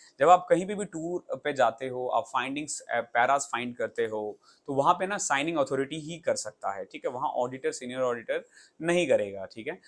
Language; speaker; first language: Hindi; native; Hindi